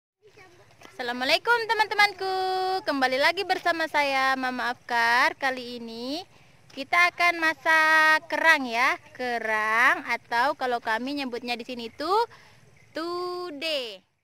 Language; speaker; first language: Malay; non-native, local second language; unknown